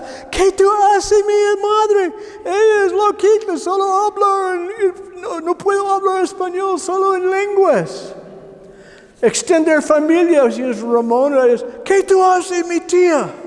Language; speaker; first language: Spanish; non-native, learner; English